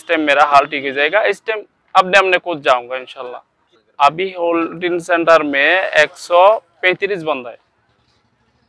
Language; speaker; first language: Hindi; non-native, learner; Rohingya